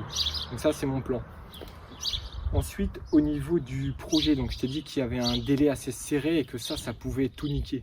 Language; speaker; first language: French; native; French